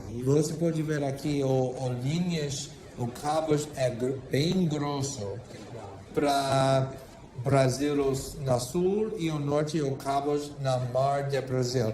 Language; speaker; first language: Portuguese; non-native, fluent; English